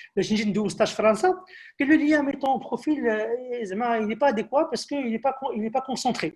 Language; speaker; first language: French; non-native, local second language; Arabic